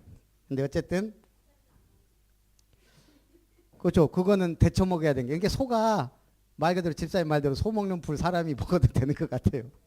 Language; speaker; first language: Korean; native; Korean